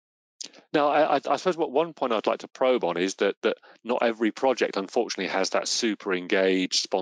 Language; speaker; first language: English; native; English